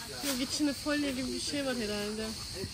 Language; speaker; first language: Turkish; early bilingual, heritage; Turkish